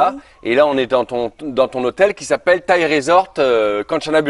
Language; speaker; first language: French; native; French